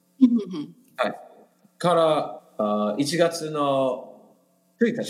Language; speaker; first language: Japanese; non-native, learner; English